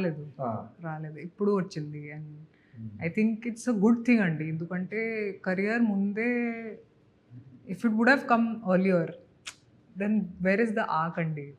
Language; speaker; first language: Telugu; non-native, fluent; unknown